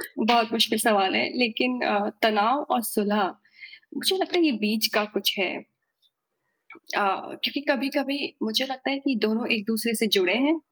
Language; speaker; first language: Hindi; native; Hindi